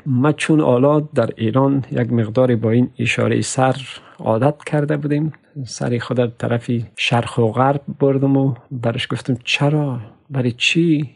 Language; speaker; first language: Persian; native; Persian